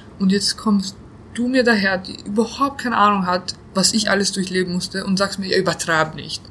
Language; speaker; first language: German; early bilingual, other home language; Bosnian